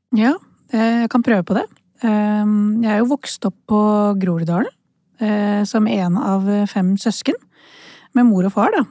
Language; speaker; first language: Norwegian; early bilingual, other home language; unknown